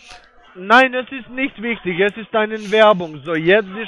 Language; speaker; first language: German; non-native, learner; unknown